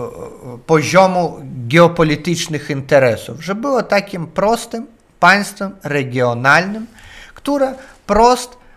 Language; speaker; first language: Polish; non-native, learner; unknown